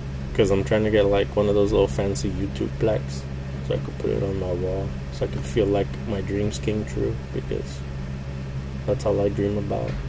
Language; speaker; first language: English; early bilingual, other home language; Spanish